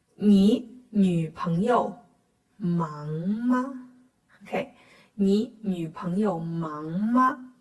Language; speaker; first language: Chinese; non-native, fluent; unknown